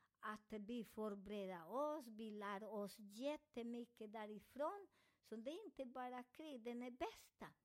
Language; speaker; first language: Swedish; non-native, learner; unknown